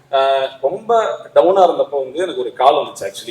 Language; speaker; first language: Tamil; native; Tamil